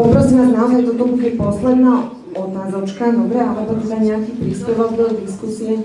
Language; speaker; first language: Slovak; native; Slovak